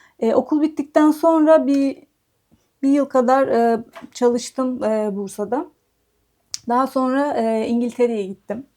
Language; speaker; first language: Turkish; native; Turkish